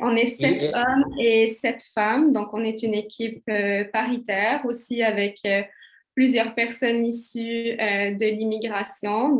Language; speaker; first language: French; early bilingual, other home language; Kabyle